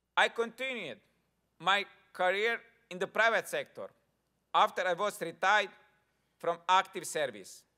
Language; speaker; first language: English; non-native, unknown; Croatian